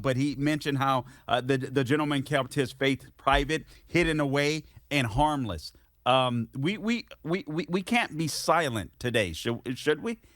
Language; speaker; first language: English; native; English